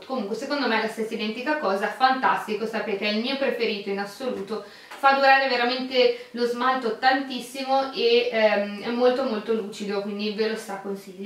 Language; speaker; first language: Italian; native; Italian